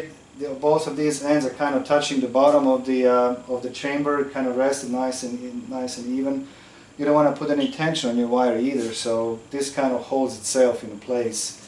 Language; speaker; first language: English; non-native, fluent; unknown